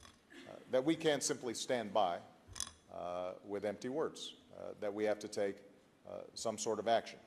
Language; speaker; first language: English; native; English